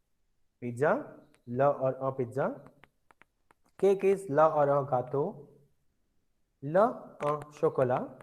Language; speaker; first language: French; non-native, fluent; Hindi